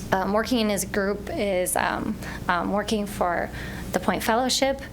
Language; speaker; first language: English; native; English